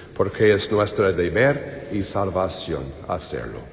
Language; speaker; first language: Spanish; non-native, learner; English